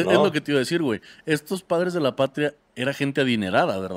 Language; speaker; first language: Spanish; native; Spanish